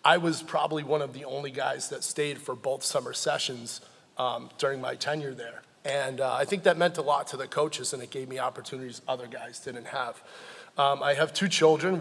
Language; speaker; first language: English; native; English